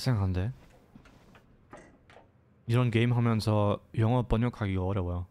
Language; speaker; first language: Korean; non-native, fluent; German